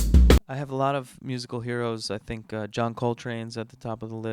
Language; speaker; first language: English; native; English